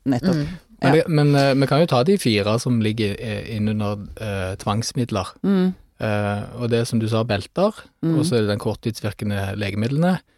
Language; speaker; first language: Norwegian; native; Norwegian